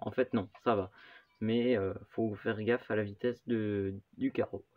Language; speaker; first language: French; native; French